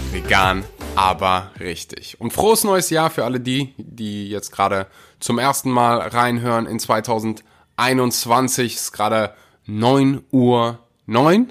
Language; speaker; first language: German; early bilingual, other home language; Russian